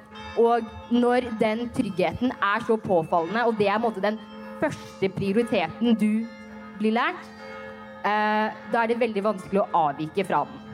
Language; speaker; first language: Norwegian; early bilingual, other home language; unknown